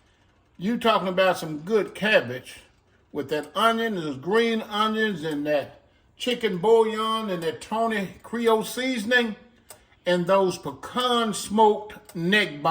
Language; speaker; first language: English; native; English